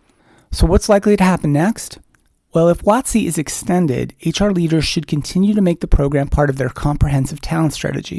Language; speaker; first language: English; native; English